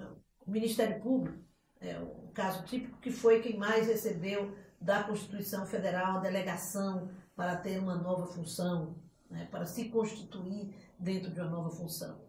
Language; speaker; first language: Portuguese; native; Portuguese